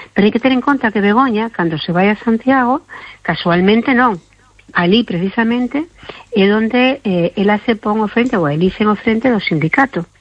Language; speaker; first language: Galician; non-native, local second language; Spanish